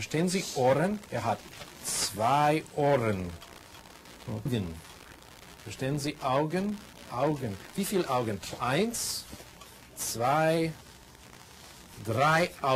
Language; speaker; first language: German; non-native, fluent; English